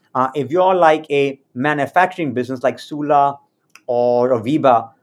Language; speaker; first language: English; native; English